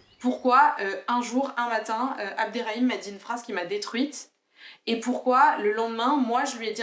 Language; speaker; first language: French; native; French